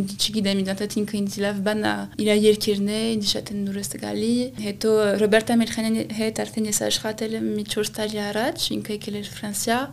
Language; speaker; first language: Armenian; early bilingual, heritage; Armenian